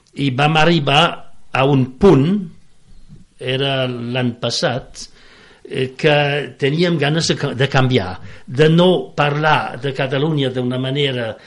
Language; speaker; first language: Catalan; non-native, fluent; French